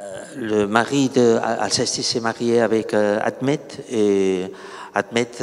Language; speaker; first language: French; non-native, learner; Catalan